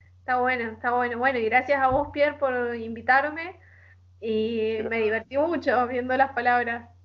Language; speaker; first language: Spanish; native; Spanish